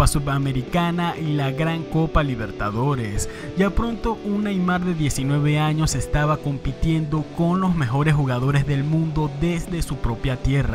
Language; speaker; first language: Spanish; native; Spanish